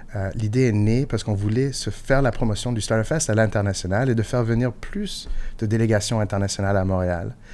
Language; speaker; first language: French; non-native, fluent; English